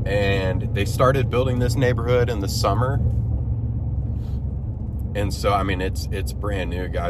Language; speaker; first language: English; native; English